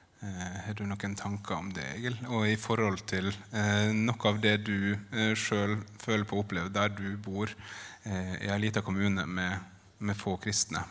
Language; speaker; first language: Norwegian; native; Norwegian